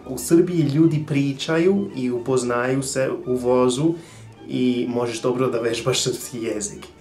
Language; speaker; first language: Serbian; non-native, learner; English